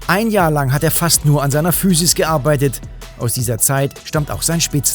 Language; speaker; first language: German; native; German